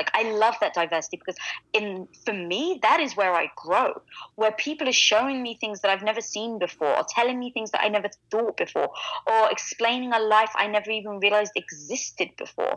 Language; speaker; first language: English; native; English